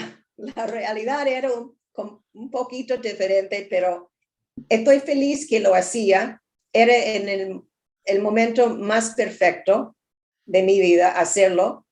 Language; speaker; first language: Spanish; non-native, learner; English